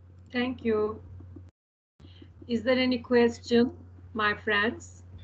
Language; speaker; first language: English; non-native, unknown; Turkish